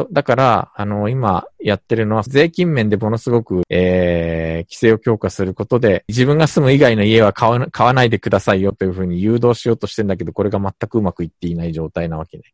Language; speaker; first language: Japanese; native; Japanese